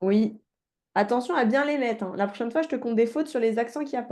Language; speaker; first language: French; native; French